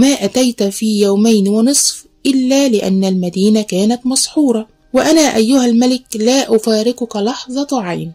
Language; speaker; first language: Arabic; native; Arabic